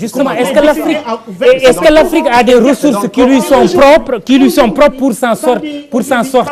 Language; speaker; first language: French; non-native, local second language; Wolof